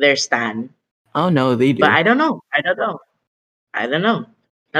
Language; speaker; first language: English; non-native, local second language; Filipino